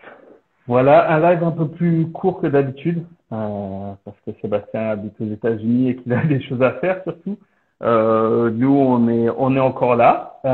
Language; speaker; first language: French; native; French